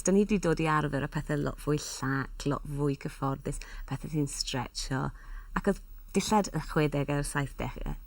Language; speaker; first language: Welsh; native; Welsh